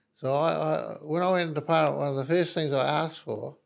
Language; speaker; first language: English; native; English